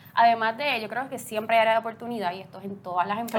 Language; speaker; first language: Spanish; native; Spanish